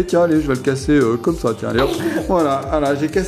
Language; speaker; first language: French; native; French